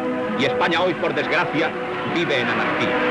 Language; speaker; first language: Spanish; native; Spanish